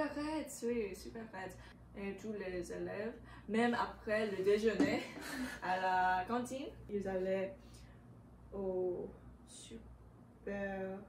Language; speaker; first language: French; non-native, learner; English